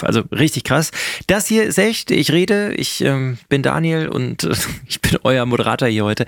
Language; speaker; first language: German; native; German